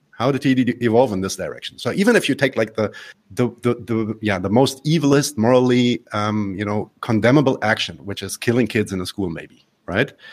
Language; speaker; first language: English; non-native, fluent; Polish